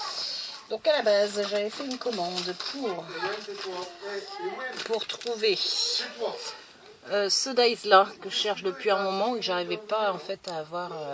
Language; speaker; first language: French; native; French